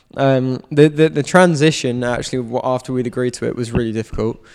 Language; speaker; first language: English; native; English